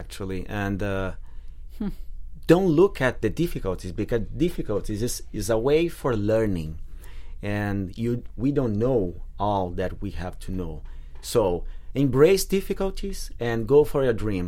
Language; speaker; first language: English; non-native, fluent; Portuguese